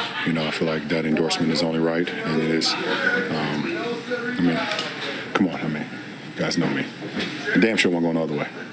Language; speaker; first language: English; native; English